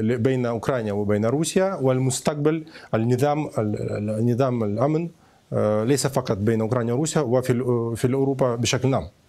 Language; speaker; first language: Arabic; non-native, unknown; Ukrainian